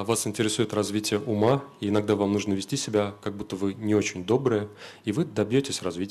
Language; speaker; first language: Russian; native; Russian